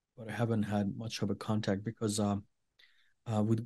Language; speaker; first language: English; non-native, fluent; Persian